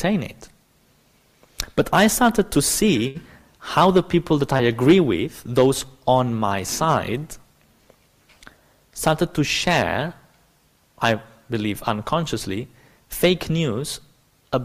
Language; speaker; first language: English; non-native, fluent; Spanish